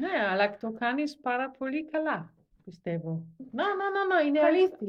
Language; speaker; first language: Greek; non-native, learner; German